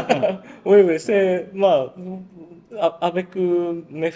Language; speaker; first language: French; non-native, learner; Japanese